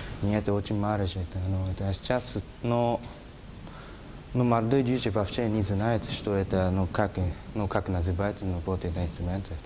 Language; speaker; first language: Russian; non-native, learner; Japanese